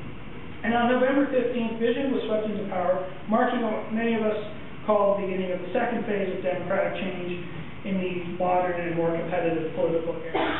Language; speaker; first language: English; native; English